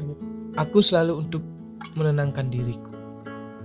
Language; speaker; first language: Indonesian; native; Indonesian